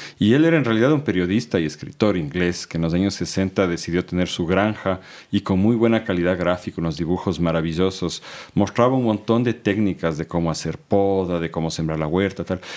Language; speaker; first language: Spanish; native; Spanish